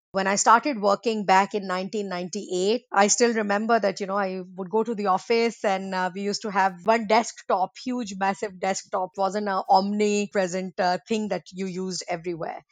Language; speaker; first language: English; non-native, local second language; Hindi